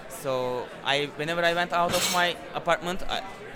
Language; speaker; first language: English; non-native, fluent; Turkish